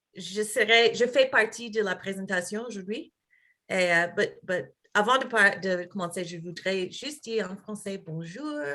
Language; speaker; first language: French; non-native, fluent; English